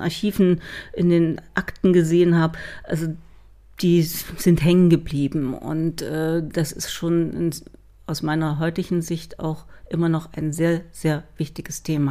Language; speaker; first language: German; native; German